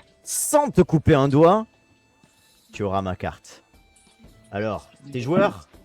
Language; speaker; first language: French; native; French